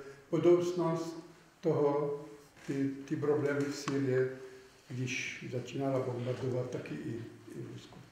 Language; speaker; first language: Czech; non-native, local second language; Arabic